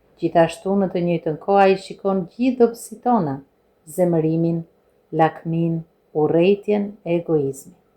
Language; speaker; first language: Albanian; non-native, fluent; English